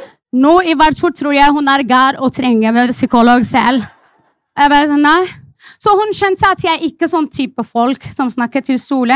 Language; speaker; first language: Norwegian; non-native, fluent; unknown